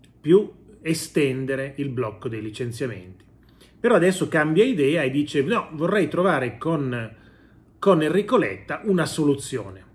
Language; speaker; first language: Italian; native; Italian